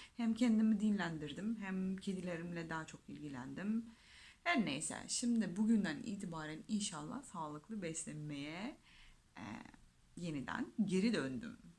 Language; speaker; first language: Turkish; non-native, fluent; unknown